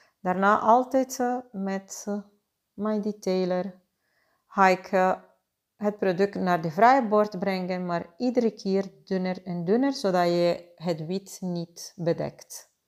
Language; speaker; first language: Dutch; non-native, fluent; Spanish